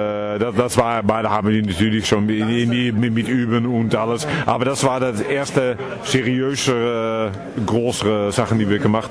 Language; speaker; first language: German; non-native, fluent; Dutch